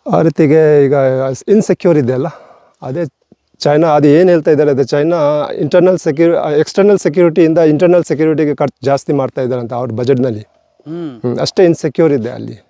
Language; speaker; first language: Kannada; non-native, local second language; Tibetan